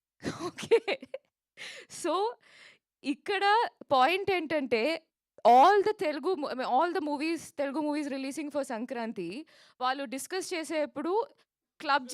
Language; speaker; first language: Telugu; non-native, local second language; Malayalam